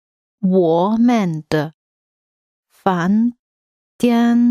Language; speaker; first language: Chinese; non-native, learner; English